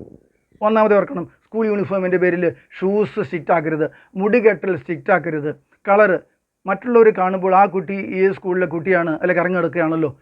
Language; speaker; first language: Malayalam; native; Malayalam